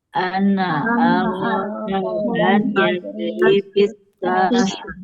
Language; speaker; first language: Arabic; non-native, learner; Indonesian